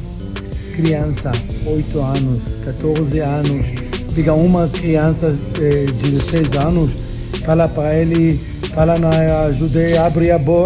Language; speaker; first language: Portuguese; non-native, learner; Hebrew